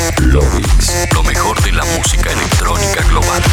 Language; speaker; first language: Spanish; native; Spanish